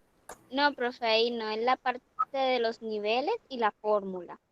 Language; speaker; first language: Spanish; native; Spanish